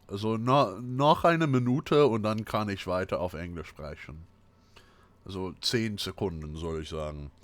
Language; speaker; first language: German; non-native, fluent; English